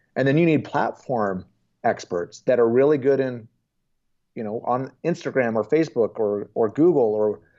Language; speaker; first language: English; native; English